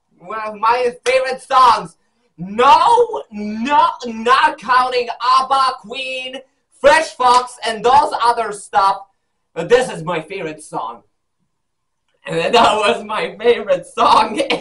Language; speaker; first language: English; non-native, learner; Polish